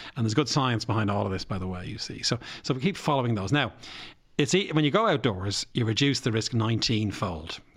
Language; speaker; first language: English; native; English